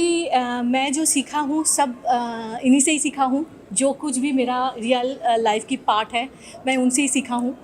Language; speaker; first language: Hindi; non-native, local second language; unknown